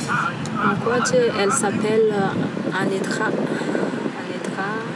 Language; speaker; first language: French; non-native, local second language; Malagasy